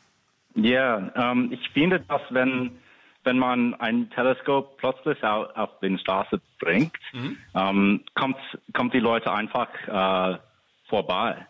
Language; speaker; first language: German; non-native, fluent; English